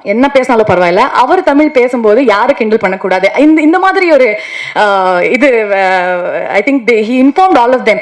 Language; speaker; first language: Tamil; non-native, learner; Kannada